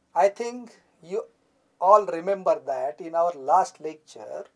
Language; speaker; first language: English; non-native, local second language; Marathi